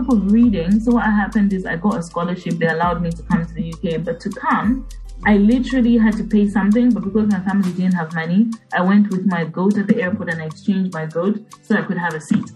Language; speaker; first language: English; non-native, local second language; Bemba